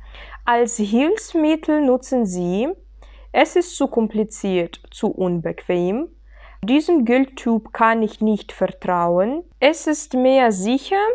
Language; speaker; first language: German; non-native, fluent; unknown